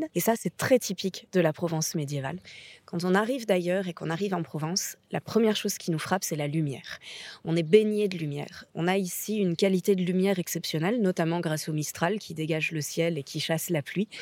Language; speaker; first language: French; native; French